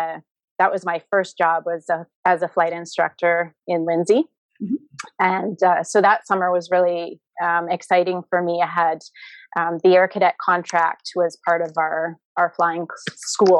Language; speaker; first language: English; native; English